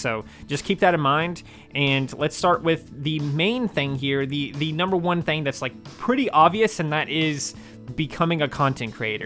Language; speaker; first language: English; native; English